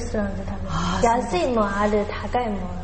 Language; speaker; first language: Japanese; non-native, learner; Chinese